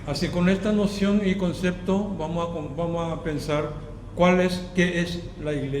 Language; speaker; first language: Spanish; non-native, learner; Korean